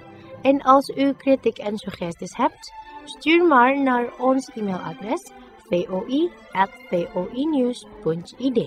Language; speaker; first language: Dutch; non-native, fluent; Indonesian